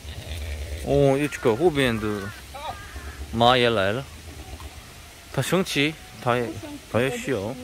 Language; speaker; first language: Chinese; non-native, learner; Russian